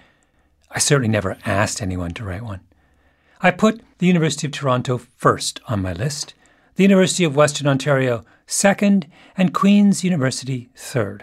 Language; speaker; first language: English; native; English